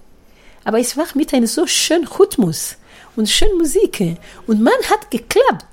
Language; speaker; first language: German; non-native, fluent; Kinyarwanda